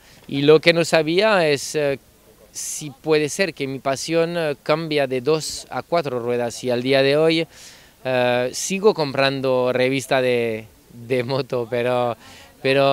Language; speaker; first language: Spanish; non-native, fluent; French